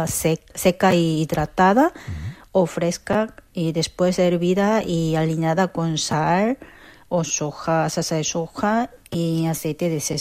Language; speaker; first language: Spanish; non-native, fluent; Korean